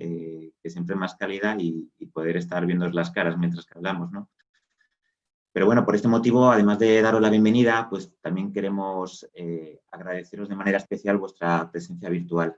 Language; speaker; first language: Spanish; native; Spanish